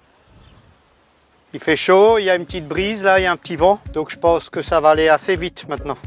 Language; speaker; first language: French; native; French